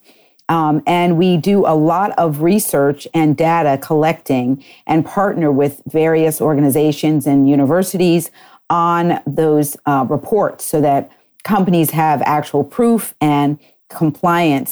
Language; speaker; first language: English; native; English